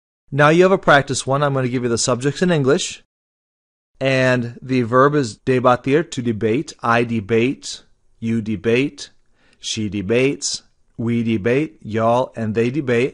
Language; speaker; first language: English; native; English